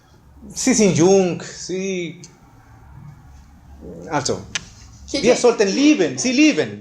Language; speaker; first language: German; non-native, fluent; Spanish